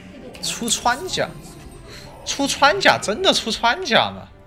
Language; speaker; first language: Chinese; native; Chinese